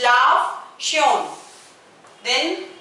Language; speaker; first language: German; non-native, fluent; Hindi